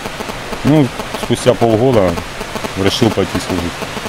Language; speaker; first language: Russian; native; Russian